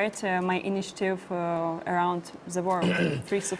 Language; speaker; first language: English; non-native, learner; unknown